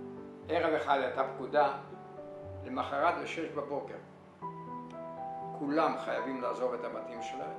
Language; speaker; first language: Hebrew; non-native, fluent; Yiddish